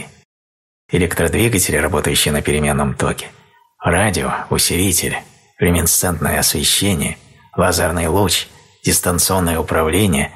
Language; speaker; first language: Russian; native; Russian